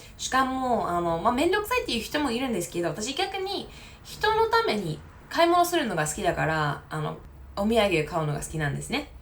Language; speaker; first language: Japanese; non-native, fluent; English